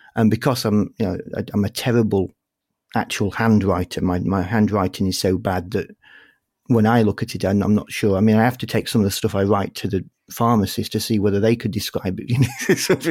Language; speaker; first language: English; native; English